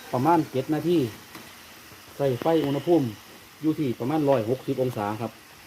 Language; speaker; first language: Thai; native; Thai